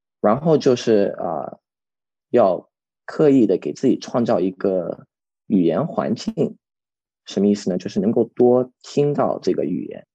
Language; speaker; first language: Chinese; early bilingual, heritage; Chinese